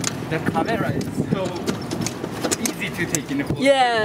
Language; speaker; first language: English; non-native, learner; Japanese